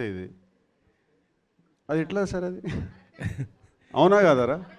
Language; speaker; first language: Telugu; native; Telugu